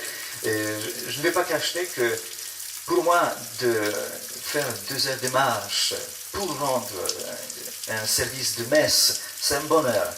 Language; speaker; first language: French; non-native, fluent; Polish